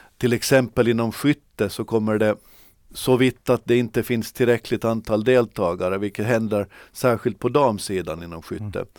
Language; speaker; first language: Swedish; native; Swedish